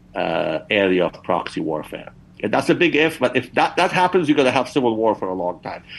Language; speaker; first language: English; early bilingual, other home language; Persian